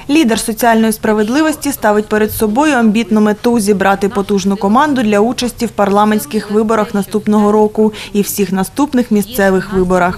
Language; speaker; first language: Ukrainian; native; Ukrainian